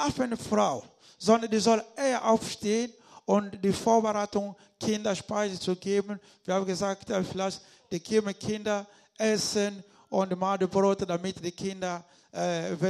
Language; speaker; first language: German; non-native, learner; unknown